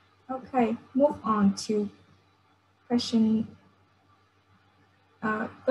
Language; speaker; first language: English; non-native, fluent; Vietnamese